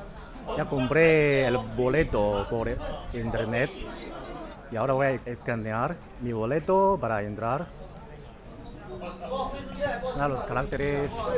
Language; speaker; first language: Spanish; non-native, fluent; Chinese